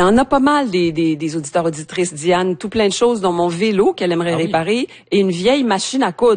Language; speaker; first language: French; native; French